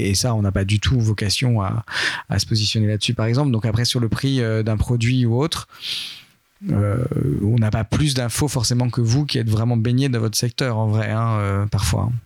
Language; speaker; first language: French; native; French